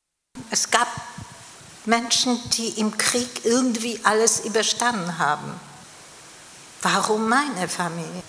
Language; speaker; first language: German; non-native, fluent; Polish